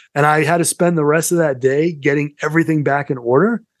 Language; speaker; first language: English; native; English